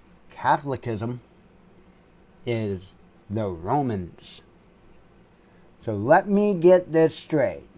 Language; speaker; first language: English; native; English